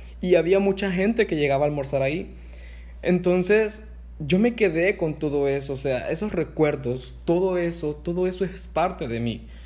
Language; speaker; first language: Spanish; non-native, local second language; English